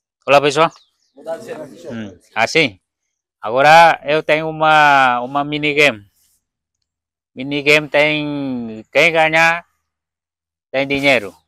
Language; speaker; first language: Portuguese; non-native, learner; Vietnamese